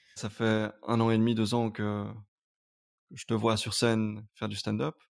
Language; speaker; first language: French; native; French